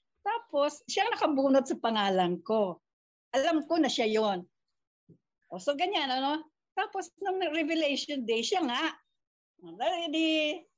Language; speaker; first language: Filipino; non-native, local second language; Cebuano